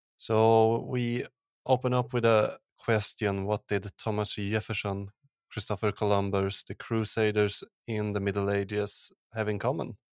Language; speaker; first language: English; non-native, fluent; Swedish